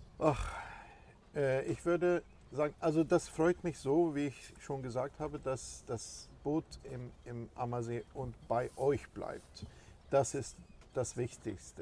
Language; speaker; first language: German; non-native, fluent; Swedish